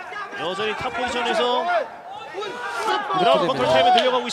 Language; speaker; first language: Korean; native; Korean